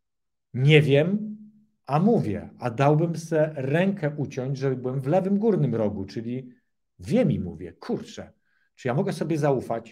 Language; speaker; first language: Polish; native; Polish